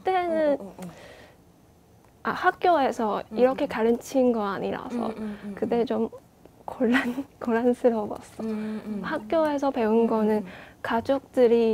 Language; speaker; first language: Korean; non-native, fluent; Chinese